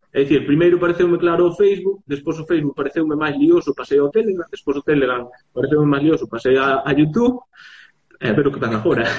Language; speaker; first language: Galician; native; Galician